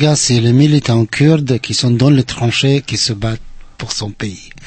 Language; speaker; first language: French; non-native, fluent; Arabic